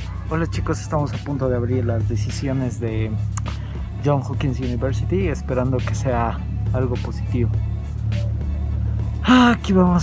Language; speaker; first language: Spanish; native; Spanish